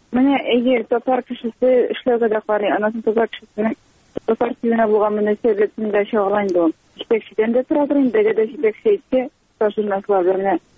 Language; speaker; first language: Tatar; native; Tatar